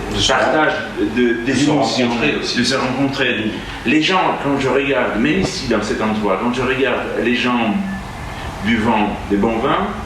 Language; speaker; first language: French; non-native, fluent; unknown